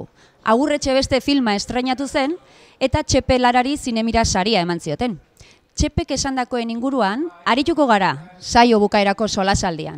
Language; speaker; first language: Basque; native; Basque